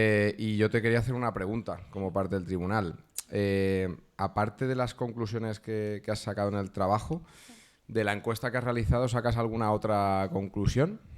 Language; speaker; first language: Spanish; native; Spanish